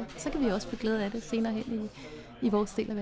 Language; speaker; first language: Danish; native; Danish